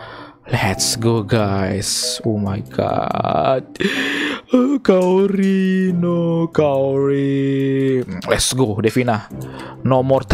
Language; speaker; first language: English; non-native, learner; Indonesian